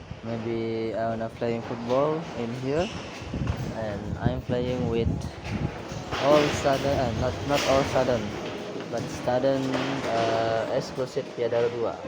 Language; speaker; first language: English; non-native, learner; Indonesian